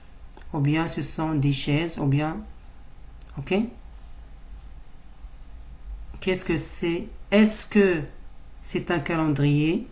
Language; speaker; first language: French; non-native, local second language; Arabic